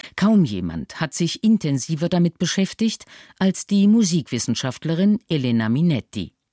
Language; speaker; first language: German; native; German